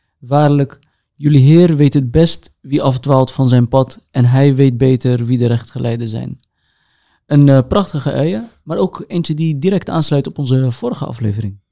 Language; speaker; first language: Dutch; early bilingual, other home language; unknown